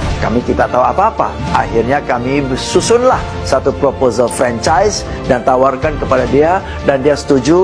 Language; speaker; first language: Indonesian; non-native, fluent; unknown